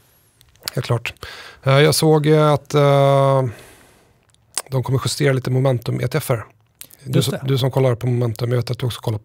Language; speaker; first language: Swedish; native; Swedish